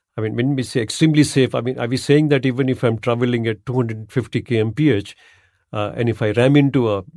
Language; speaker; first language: English; non-native, local second language; Gujarati